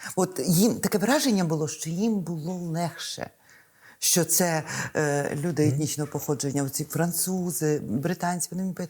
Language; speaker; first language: Ukrainian; native; Ukrainian